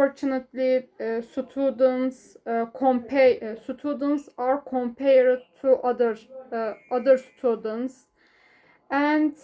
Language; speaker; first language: English; non-native, learner; Turkish